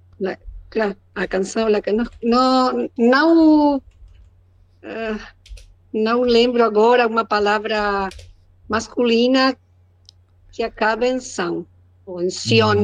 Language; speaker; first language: Portuguese; non-native, learner; Spanish